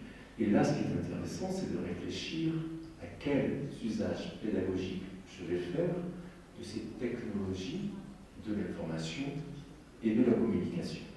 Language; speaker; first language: French; native; French